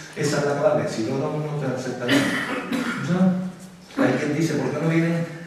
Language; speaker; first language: Spanish; native; Spanish